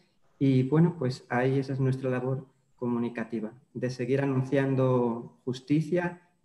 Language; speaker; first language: Spanish; native; Spanish